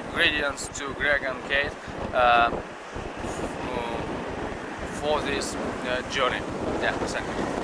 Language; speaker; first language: English; non-native, learner; Russian